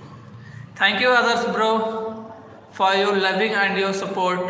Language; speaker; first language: English; non-native, learner; Hindi